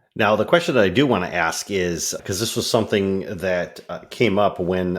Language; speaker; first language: English; native; English